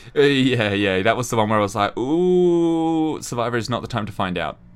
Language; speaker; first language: English; native; English